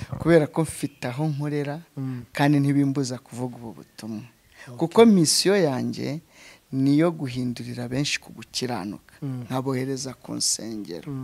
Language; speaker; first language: Kinyarwanda; native; Kinyarwanda